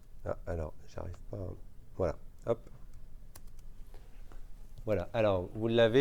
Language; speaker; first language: French; native; French